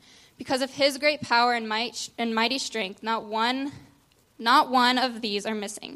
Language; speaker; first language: English; native; English